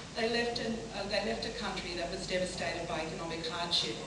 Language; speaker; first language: English; native; English